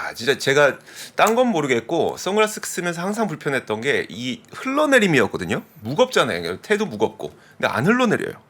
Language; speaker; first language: Korean; native; Korean